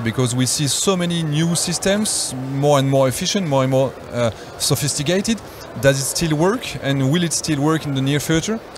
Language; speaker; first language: English; non-native, fluent; French